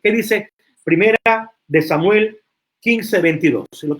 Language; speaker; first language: Spanish; native; Spanish